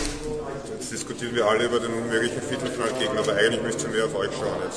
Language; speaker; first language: German; native; German